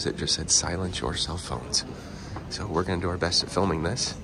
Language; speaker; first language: English; native; English